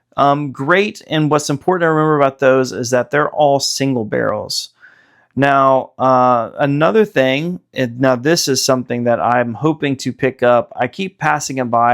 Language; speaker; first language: English; native; English